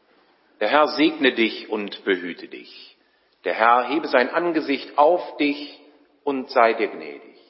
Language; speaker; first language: German; native; German